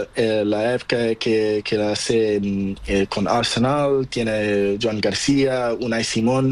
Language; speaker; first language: Spanish; non-native, learner; Portuguese